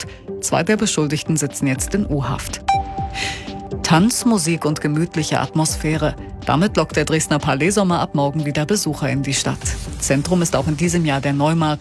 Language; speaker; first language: German; native; German